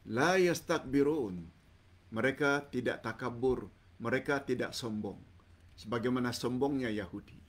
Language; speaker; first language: Malay; native; Malay